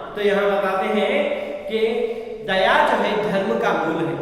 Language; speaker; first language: Hindi; non-native, local second language; Kannada